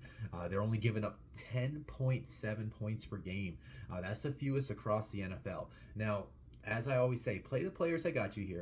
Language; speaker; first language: English; native; English